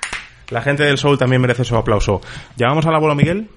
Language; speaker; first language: Spanish; native; Spanish